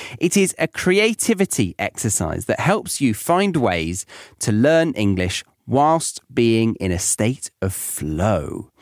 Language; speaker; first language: English; native; English